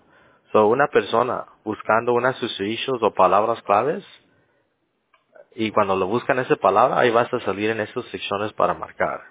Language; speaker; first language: Spanish; early bilingual, heritage; English